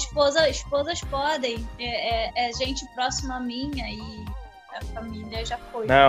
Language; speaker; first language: Portuguese; native; Portuguese